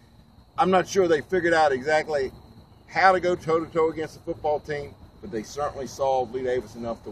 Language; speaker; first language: English; native; English